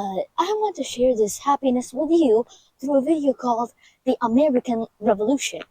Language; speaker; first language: English; native; English